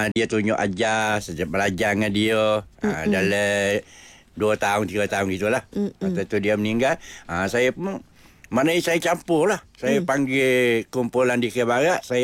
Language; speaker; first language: Malay; non-native, local second language; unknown